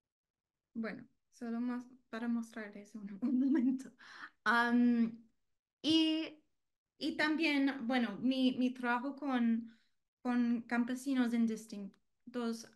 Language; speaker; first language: Spanish; non-native, learner; English